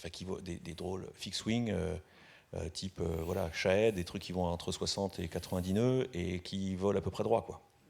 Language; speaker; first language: French; native; French